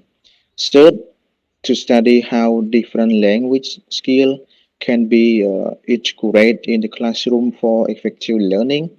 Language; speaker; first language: English; non-native, learner; Khmer